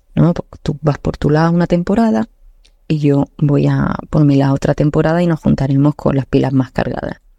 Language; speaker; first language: Spanish; native; Spanish